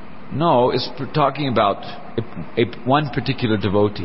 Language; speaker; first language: English; native; English